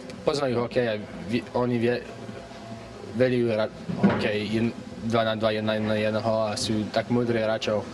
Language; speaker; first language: Slovak; early bilingual, heritage; English